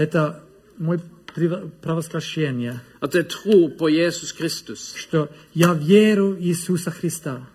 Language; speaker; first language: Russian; non-native, learner; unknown